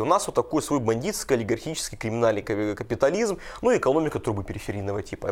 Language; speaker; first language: Russian; native; Russian